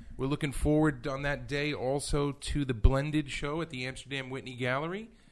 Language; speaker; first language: English; native; English